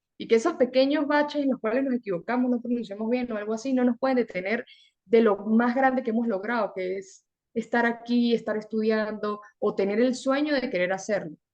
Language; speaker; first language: Spanish; native; Spanish